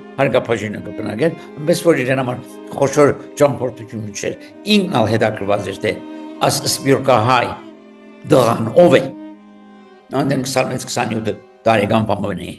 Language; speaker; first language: Armenian; early bilingual, heritage; Armenian